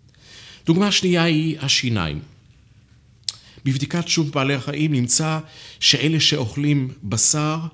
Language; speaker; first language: Hebrew; native; Hebrew